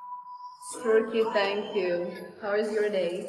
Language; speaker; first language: English; non-native, fluent; Russian